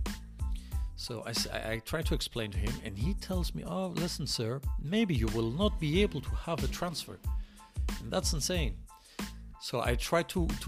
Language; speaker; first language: English; non-native, fluent; Greek